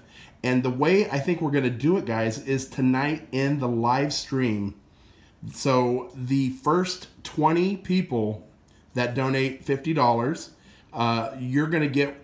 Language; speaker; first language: English; native; English